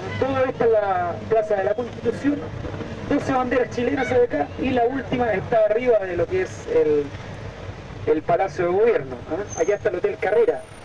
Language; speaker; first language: Spanish; native; Spanish